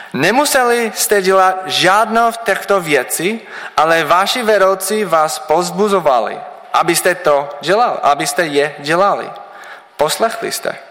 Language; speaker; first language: Czech; non-native, learner; English